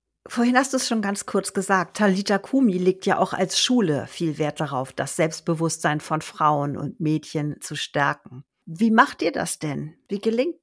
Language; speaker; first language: German; native; German